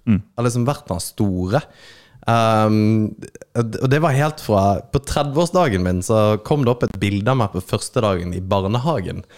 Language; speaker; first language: Norwegian; native; Norwegian